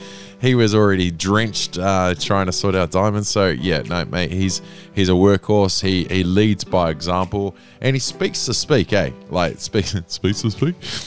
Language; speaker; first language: English; native; English